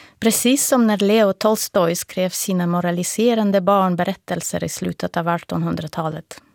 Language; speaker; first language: Swedish; non-native, fluent; Russian